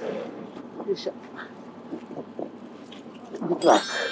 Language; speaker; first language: Japanese; native; Japanese